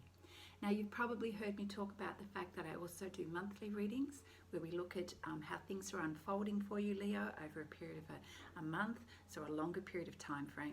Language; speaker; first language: English; native; English